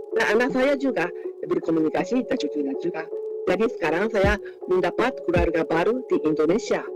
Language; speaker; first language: Malay; non-native, fluent; Japanese